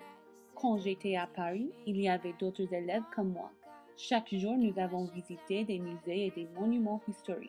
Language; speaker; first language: French; non-native, learner; English